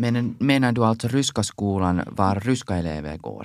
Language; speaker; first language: Swedish; non-native, local second language; Finnish